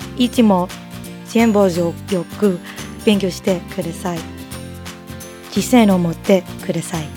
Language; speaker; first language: Japanese; non-native, learner; English